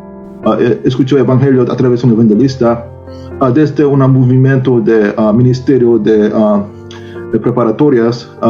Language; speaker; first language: Spanish; non-native, learner; Korean